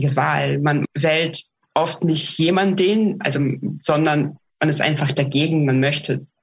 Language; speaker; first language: German; non-native, fluent; Russian